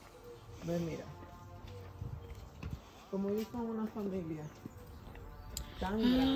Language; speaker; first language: Spanish; native; Spanish